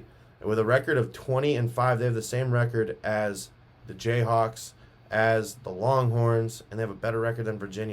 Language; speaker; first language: English; native; English